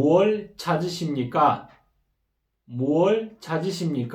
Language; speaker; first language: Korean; non-native, fluent; Kyrgyz